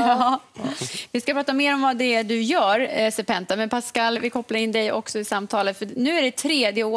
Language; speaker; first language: Swedish; native; Swedish